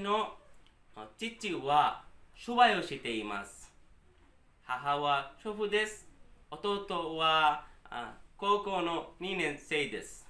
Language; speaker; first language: Japanese; non-native, learner; Bangla